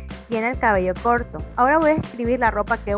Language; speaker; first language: Spanish; native; Spanish